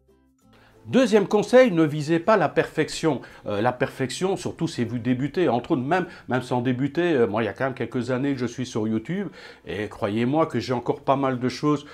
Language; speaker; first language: French; native; French